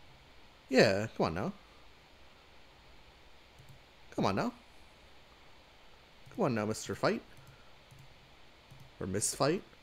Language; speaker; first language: English; native; English